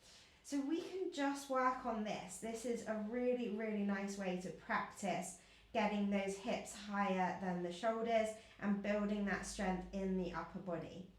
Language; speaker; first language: English; native; English